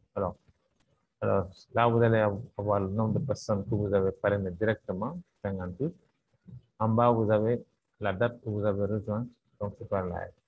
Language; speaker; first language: French; non-native, local second language; Wolof